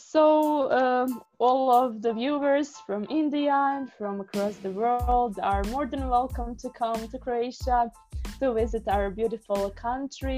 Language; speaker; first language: English; non-native, fluent; Croatian